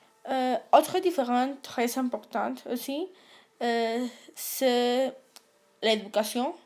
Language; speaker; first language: French; non-native, learner; Spanish